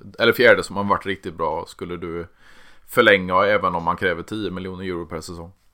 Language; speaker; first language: Swedish; native; Swedish